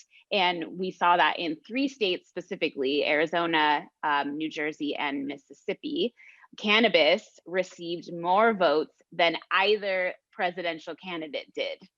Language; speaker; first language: English; native; English